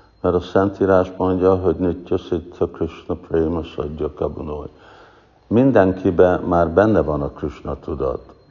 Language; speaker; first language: Hungarian; non-native, fluent; English